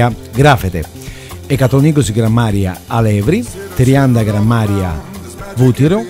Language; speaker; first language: Greek; non-native, learner; Italian